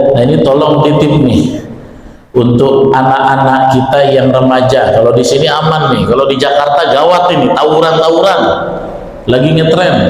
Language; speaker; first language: Indonesian; native; Indonesian